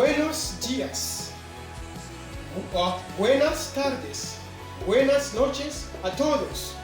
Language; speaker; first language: Spanish; non-native, fluent; French